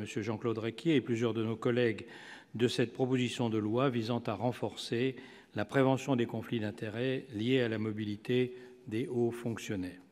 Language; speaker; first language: French; native; French